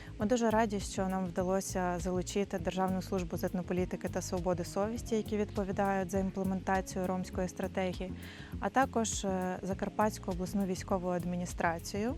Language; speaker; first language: Ukrainian; native; Ukrainian